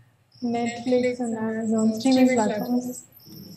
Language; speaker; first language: German; non-native, learner; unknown